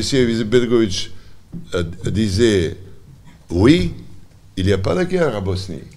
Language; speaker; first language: French; non-native, learner; Serbian